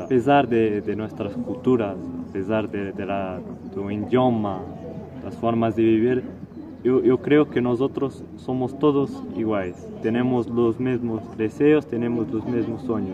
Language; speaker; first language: Spanish; non-native, learner; Portuguese